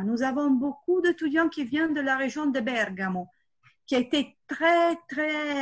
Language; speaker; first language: French; non-native, fluent; Italian